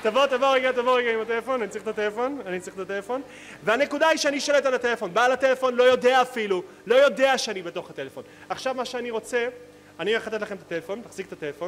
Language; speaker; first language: Hebrew; native; Hebrew